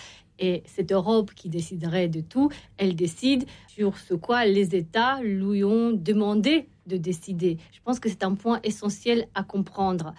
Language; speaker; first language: French; non-native, fluent; Romanian